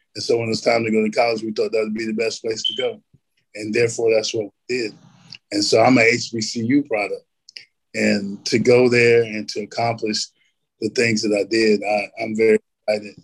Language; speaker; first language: English; native; English